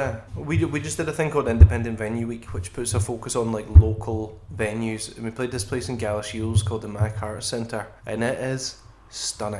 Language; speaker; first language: English; native; English